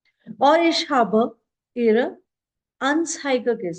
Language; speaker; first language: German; non-native, fluent; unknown